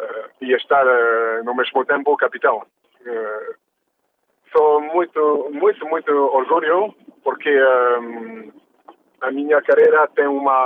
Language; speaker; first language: Portuguese; early bilingual, heritage; French